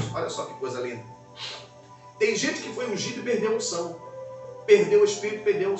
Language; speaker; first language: Portuguese; native; Portuguese